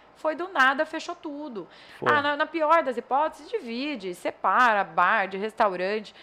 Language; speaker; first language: Portuguese; native; Portuguese